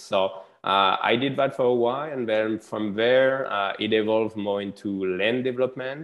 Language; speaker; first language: English; non-native, fluent; French